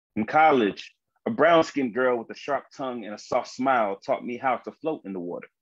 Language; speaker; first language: English; native; English